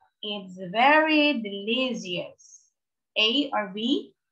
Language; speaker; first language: English; non-native, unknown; Indonesian